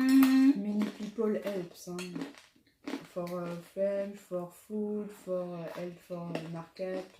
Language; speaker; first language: English; non-native, learner; French